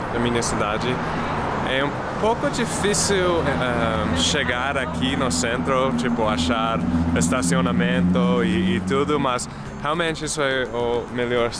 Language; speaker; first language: Portuguese; non-native, fluent; English